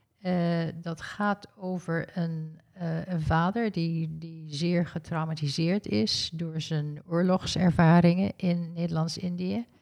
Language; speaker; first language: Dutch; early bilingual, heritage; Dutch